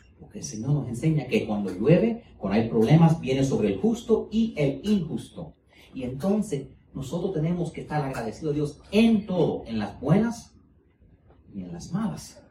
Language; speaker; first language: Spanish; early bilingual, heritage; Spanish